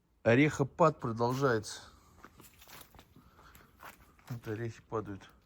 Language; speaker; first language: Russian; native; Russian